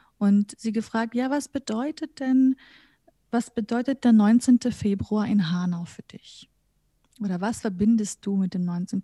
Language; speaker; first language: German; early bilingual, other home language; Central Kurdish